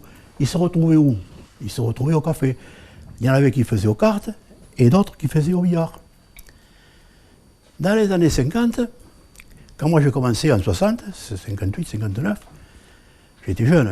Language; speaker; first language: French; native; French